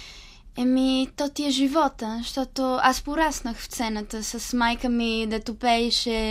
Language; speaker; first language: Bulgarian; early bilingual, heritage; Italian